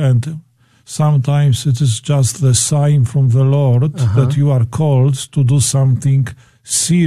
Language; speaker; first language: English; non-native, fluent; Polish